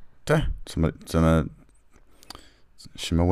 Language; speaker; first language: Chinese; non-native, learner; English